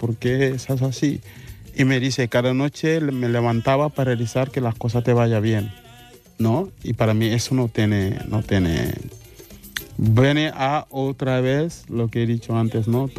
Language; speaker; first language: Spanish; non-native, fluent; Mandingo